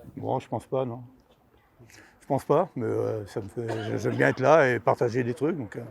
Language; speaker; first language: French; native; French